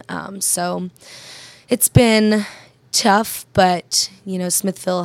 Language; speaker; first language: English; native; English